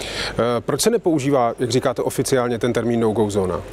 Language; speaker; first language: Czech; native; Czech